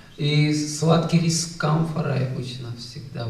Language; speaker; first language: Russian; native; Russian